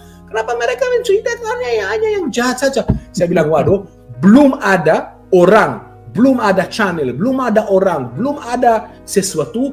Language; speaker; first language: Indonesian; non-native, fluent; Hebrew